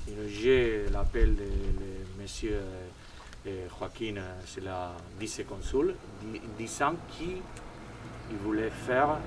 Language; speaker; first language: French; non-native, fluent; Spanish